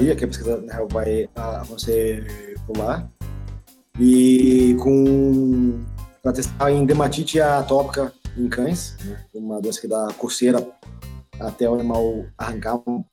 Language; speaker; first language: Portuguese; native; Portuguese